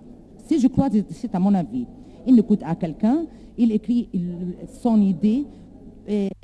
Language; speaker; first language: French; non-native, learner; Arabic